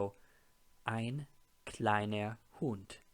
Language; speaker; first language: German; non-native, fluent; English